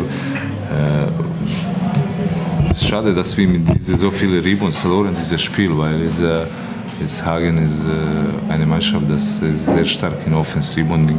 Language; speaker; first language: German; non-native, learner; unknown